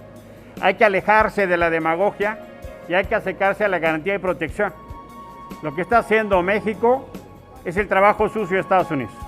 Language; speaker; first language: Spanish; native; Spanish